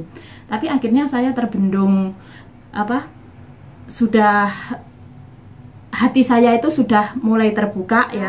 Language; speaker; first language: Indonesian; non-native, local second language; Javanese